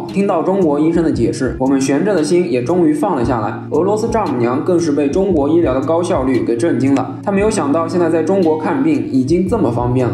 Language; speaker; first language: Chinese; native; Chinese